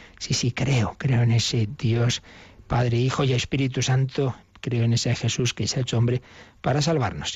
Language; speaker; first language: Spanish; native; Spanish